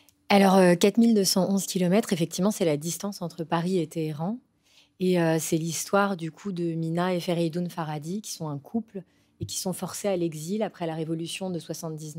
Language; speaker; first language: French; early bilingual, other home language; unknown